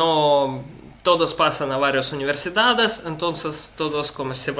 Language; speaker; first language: Spanish; non-native, learner; Russian